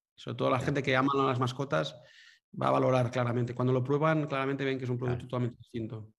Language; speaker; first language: Spanish; native; Spanish